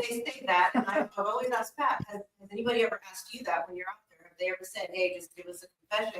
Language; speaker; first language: English; native; English